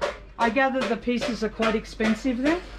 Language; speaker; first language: English; native; English